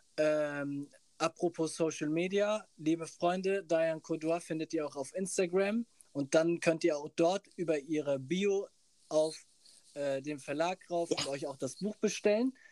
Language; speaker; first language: German; early bilingual, other home language; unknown